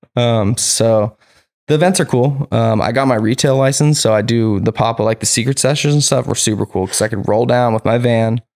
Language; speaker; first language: English; native; English